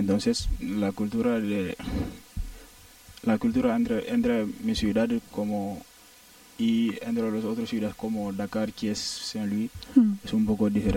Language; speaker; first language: Spanish; non-native, learner; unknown